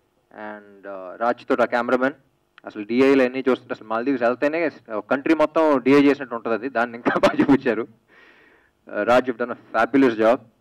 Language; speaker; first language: Telugu; native; Telugu